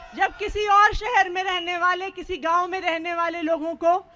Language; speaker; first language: Hindi; native; Hindi